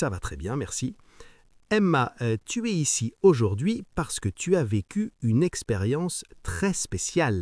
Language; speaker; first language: French; native; French